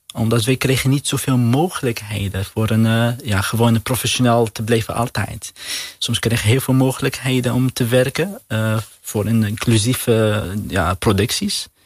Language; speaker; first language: Dutch; non-native, learner; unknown